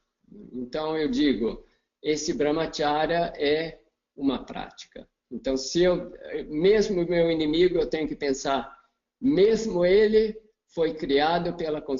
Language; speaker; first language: Portuguese; non-native, fluent; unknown